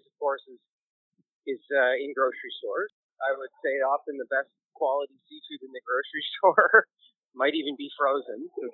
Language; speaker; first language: English; native; English